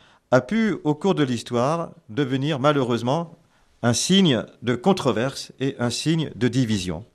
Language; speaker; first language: French; native; French